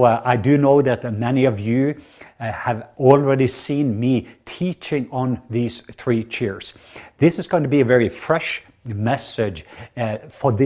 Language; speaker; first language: English; non-native, fluent; Norwegian